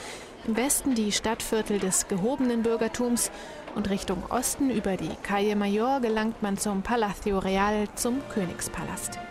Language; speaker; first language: German; native; German